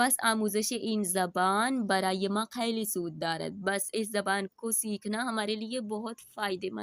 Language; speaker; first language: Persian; non-native, fluent; Urdu